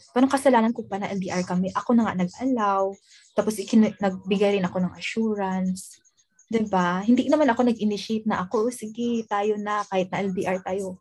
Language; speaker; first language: Filipino; non-native, local second language; Hiligaynon